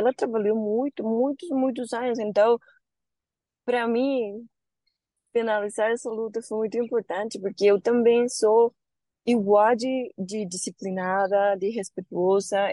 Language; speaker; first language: Portuguese; non-native, learner; Spanish